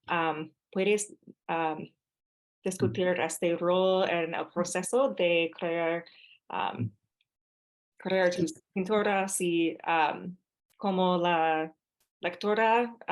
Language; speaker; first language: Spanish; non-native, fluent; English